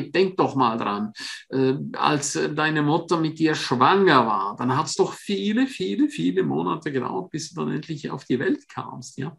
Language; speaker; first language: German; non-native, fluent; Romansh